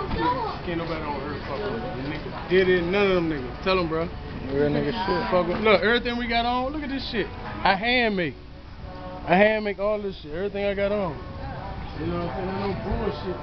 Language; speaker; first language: English; native; English